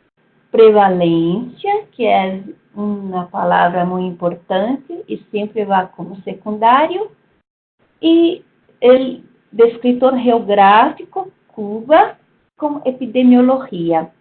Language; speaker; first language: Spanish; non-native, fluent; Portuguese